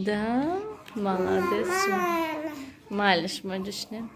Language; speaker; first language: Russian; non-native, local second language; Tajik